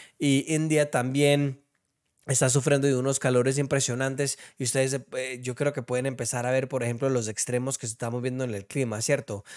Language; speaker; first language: Spanish; early bilingual, heritage; Spanish